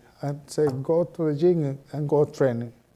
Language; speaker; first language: English; non-native, learner; Spanish